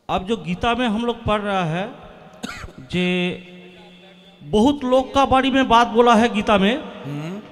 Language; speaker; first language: Hindi; non-native, local second language; Bangla